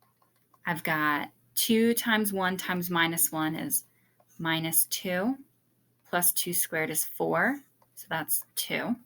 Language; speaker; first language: English; native; English